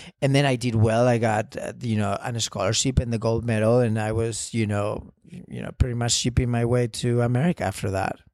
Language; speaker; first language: English; non-native, fluent; Spanish